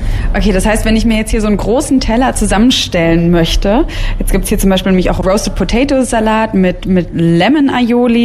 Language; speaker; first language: German; native; German